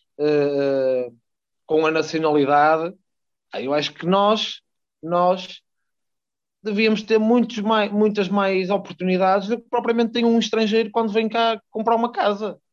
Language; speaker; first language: Portuguese; native; Portuguese